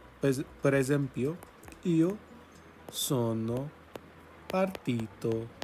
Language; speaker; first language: Italian; non-native, fluent; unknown